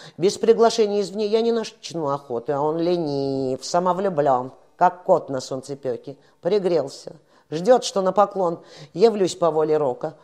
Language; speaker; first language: Russian; native; Russian